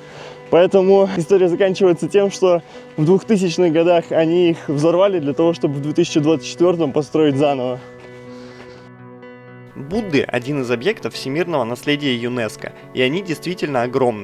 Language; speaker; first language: Russian; native; Russian